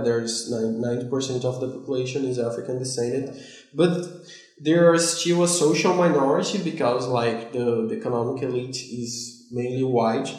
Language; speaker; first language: English; non-native, fluent; Portuguese